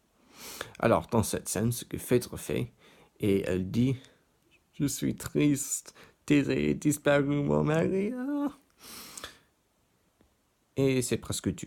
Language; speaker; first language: French; non-native, learner; English